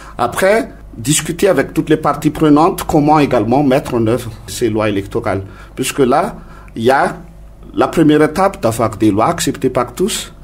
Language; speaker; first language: French; non-native, local second language; Malagasy